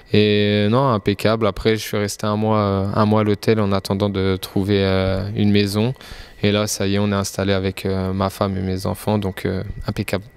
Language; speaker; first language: French; native; French